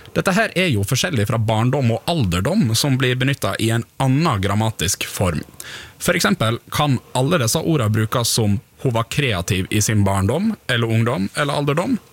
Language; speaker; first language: Norwegian; native; Norwegian